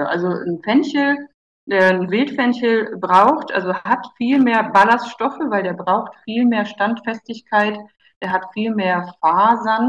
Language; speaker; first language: German; native; German